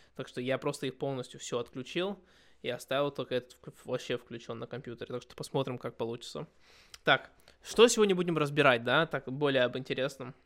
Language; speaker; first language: Russian; early bilingual, other home language; English